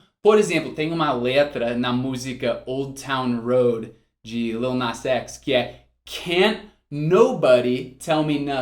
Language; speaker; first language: Portuguese; non-native, fluent; English